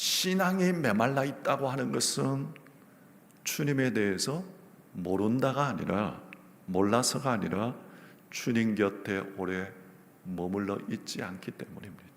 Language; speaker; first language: Korean; native; Korean